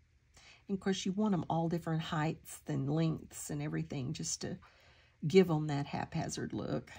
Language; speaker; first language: English; native; English